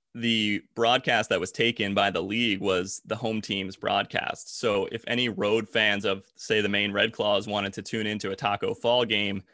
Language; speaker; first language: English; native; English